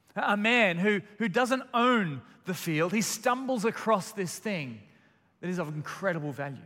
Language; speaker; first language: English; native; English